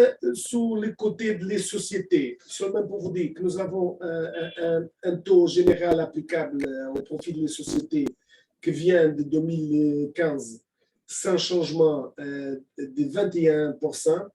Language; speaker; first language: French; non-native, fluent; Portuguese